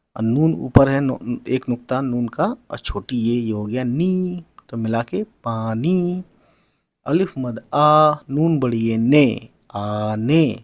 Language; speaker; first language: Hindi; native; Hindi